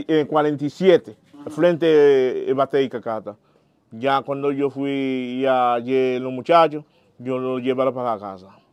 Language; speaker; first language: Spanish; non-native, learner; Haitian Creole